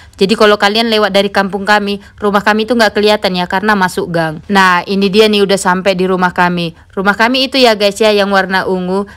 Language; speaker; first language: Indonesian; native; Indonesian